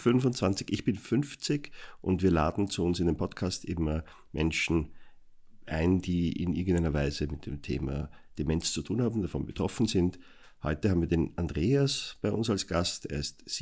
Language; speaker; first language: German; native; German